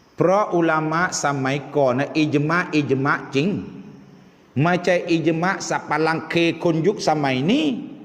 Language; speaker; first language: Thai; non-native, local second language; Malay